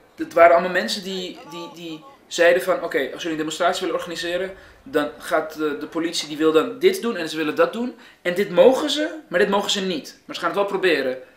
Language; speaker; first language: Dutch; early bilingual, other home language; Persian